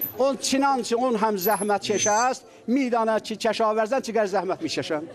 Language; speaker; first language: Persian; non-native, local second language; Azerbaijani